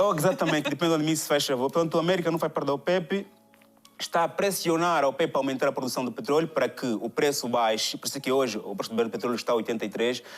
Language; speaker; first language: Portuguese; native; Portuguese